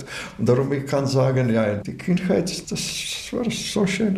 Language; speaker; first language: German; non-native, learner; Latvian